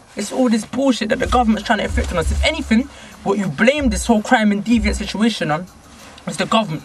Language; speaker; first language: English; native; English